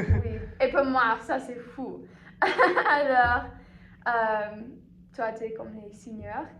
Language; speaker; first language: French; non-native, fluent; English